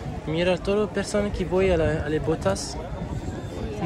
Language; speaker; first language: Spanish; non-native, learner; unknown